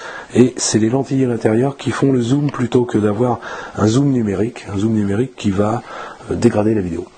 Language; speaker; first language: French; native; French